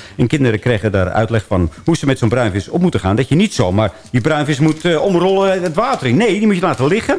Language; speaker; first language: Dutch; native; Dutch